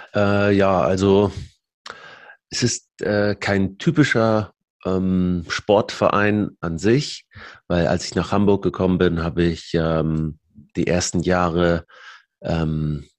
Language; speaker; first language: German; early bilingual, other home language; Arabic